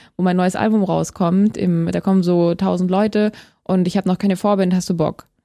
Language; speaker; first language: German; native; German